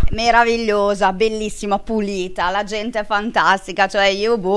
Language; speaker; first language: Italian; native; Italian